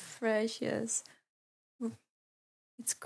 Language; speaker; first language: English; non-native, learner; Ingush